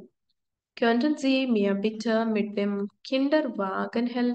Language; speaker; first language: German; non-native, fluent; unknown